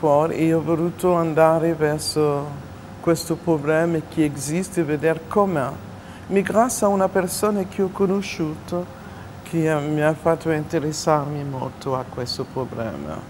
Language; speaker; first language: Italian; non-native, fluent; French